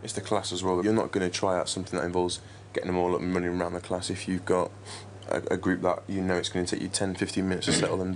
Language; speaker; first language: English; native; English